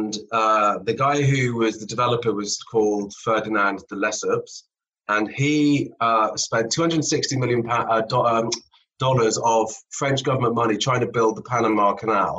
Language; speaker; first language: English; native; English